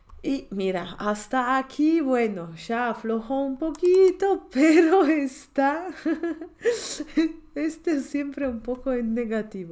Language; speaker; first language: Spanish; non-native, fluent; Polish